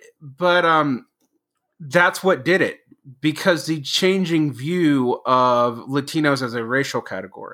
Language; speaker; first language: English; native; English